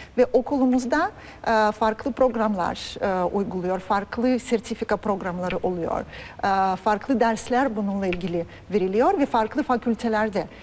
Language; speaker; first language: Turkish; non-native, fluent; Russian